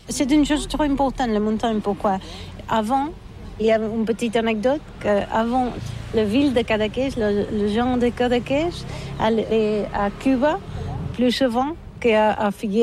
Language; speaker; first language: French; non-native, learner; Catalan